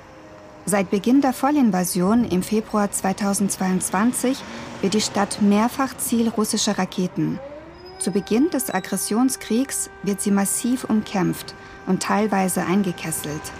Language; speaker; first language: German; native; German